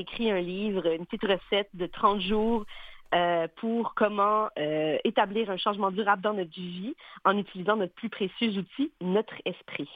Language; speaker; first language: French; native; French